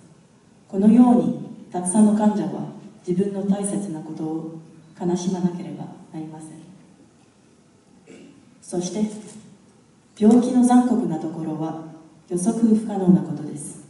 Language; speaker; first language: Japanese; non-native, fluent; English